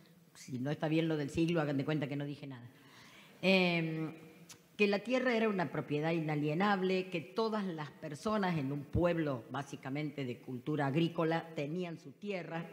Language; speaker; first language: Spanish; native; Spanish